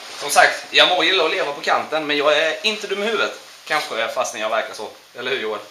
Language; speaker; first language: Swedish; early bilingual, other home language; Russian